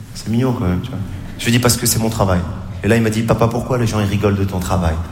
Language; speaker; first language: French; native; French